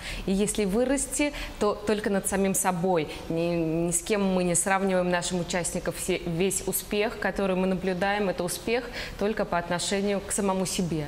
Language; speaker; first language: Russian; native; Russian